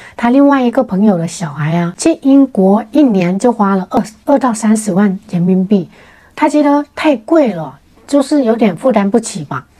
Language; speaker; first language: Chinese; native; Chinese